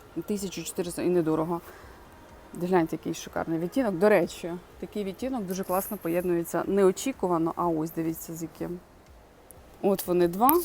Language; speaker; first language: Ukrainian; non-native, local second language; Russian